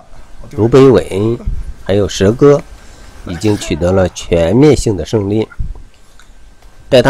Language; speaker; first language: Chinese; native; Chinese